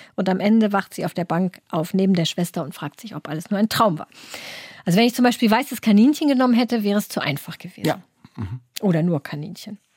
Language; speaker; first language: German; native; German